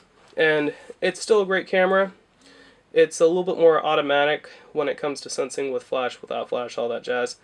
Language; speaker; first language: English; native; English